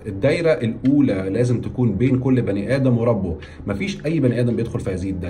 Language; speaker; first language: Arabic; native; Arabic